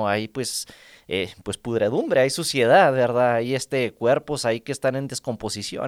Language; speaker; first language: Spanish; native; Spanish